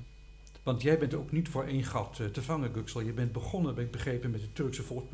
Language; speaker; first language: Dutch; native; Dutch